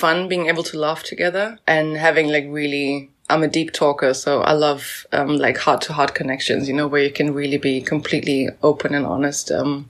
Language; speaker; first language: English; native; English